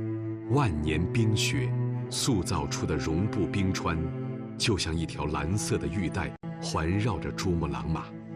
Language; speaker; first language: Chinese; native; Chinese